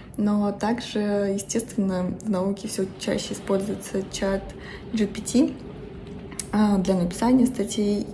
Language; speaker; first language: Russian; native; Russian